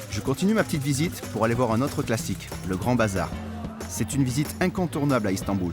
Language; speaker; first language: French; native; French